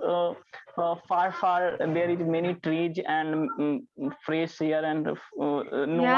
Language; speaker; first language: English; non-native, learner; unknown